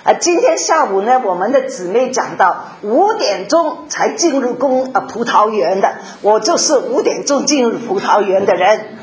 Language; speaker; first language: Chinese; non-native, local second language; Cantonese